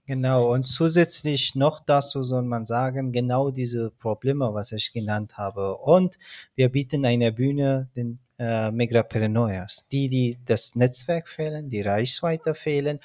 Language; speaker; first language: German; non-native, fluent; Persian